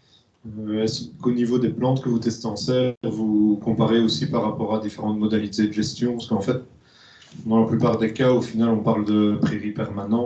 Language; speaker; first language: French; native; French